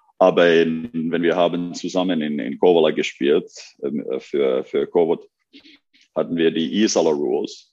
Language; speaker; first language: German; non-native, learner; Finnish